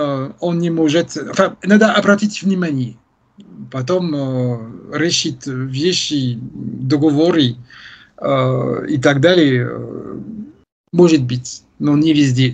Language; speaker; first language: Russian; non-native, fluent; French